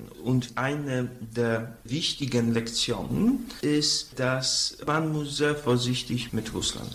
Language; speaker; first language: German; non-native, fluent; Polish